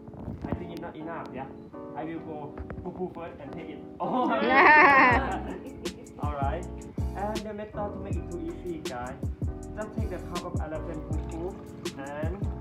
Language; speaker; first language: English; non-native, learner; Thai